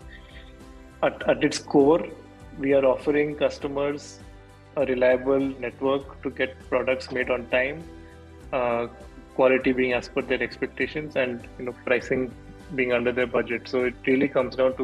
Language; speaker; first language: English; non-native, local second language; Odia